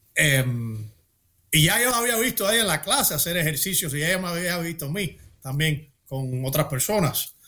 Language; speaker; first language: Spanish; early bilingual, heritage; Spanish